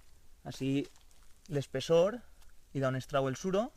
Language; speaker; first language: Catalan; native; Catalan